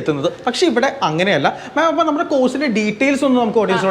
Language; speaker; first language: Malayalam; native; Malayalam